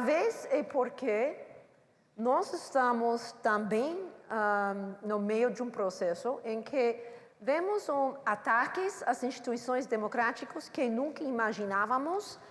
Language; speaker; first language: Portuguese; non-native, learner; English